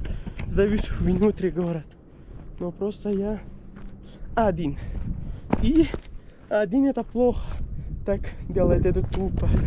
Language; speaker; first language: Russian; non-native, learner; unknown